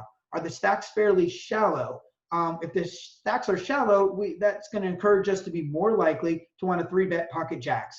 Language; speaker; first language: English; native; English